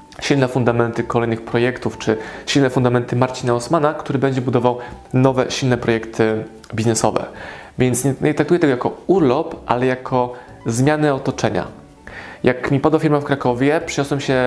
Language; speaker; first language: Polish; native; Polish